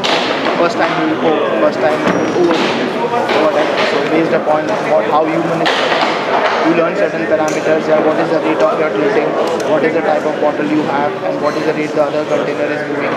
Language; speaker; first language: English; non-native, fluent; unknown